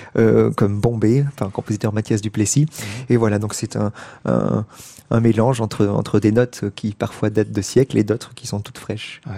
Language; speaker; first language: French; native; French